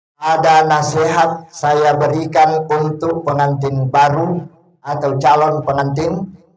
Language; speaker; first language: Indonesian; non-native, local second language; Buginese